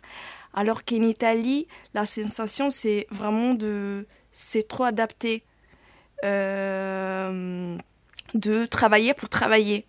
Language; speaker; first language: French; non-native, fluent; Italian